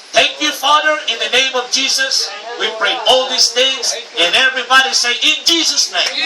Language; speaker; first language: English; non-native, local second language; Filipino